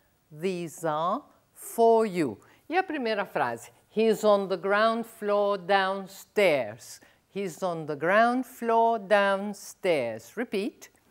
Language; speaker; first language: English; non-native, fluent; Portuguese